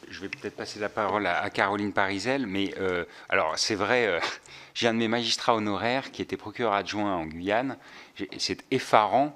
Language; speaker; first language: French; native; French